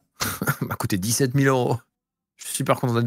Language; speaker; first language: French; native; French